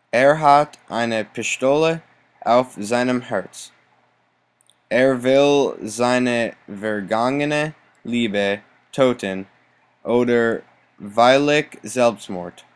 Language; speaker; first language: German; non-native, learner; English